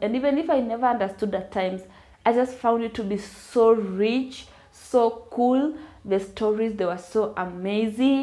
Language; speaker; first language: English; non-native, local second language; Luyia